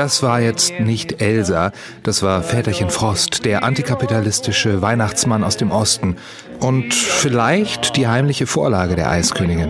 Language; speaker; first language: German; native; German